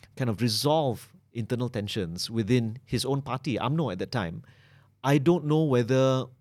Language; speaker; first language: English; non-native, local second language; Malay